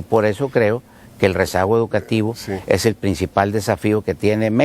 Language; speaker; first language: Spanish; native; Spanish